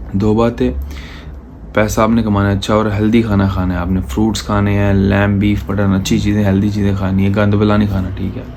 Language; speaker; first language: Urdu; non-native, local second language; Punjabi